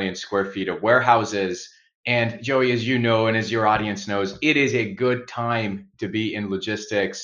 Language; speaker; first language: English; non-native, local second language; Urdu